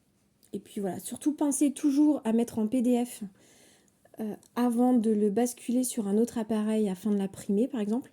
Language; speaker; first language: French; native; French